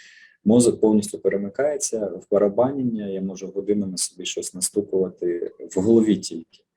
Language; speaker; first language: Ukrainian; native; Ukrainian